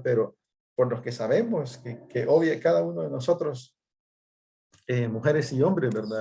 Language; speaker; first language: Spanish; native; Spanish